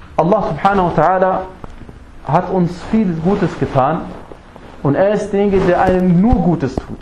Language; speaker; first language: German; non-native, fluent; Arabic